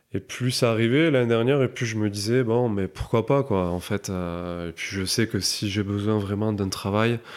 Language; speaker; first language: French; native; French